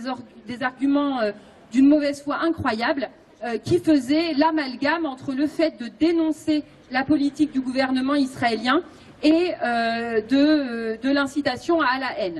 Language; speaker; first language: French; native; French